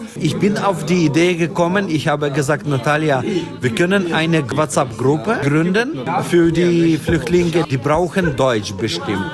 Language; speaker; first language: German; non-native, fluent; Ukrainian